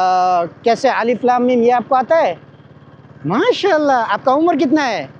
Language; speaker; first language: Hindi; non-native, learner; Bangla